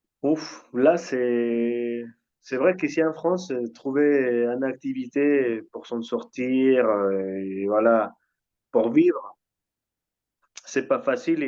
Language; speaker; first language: French; non-native, fluent; Spanish